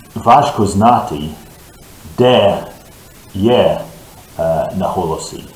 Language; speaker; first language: Ukrainian; non-native, learner; English